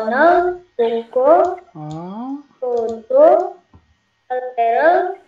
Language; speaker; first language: Korean; non-native, learner; Indonesian